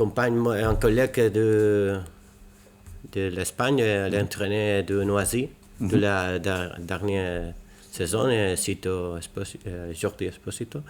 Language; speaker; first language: French; non-native, learner; Spanish